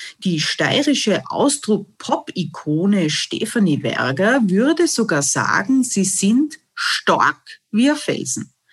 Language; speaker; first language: German; native; German